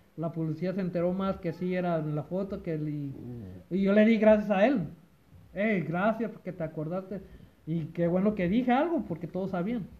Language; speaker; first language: Spanish; early bilingual, heritage; Spanish